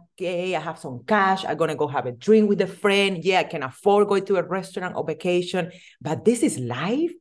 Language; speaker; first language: English; non-native, fluent; Spanish